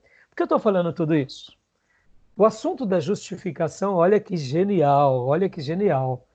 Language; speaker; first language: Portuguese; native; Portuguese